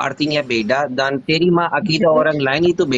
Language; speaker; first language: Indonesian; non-native, learner; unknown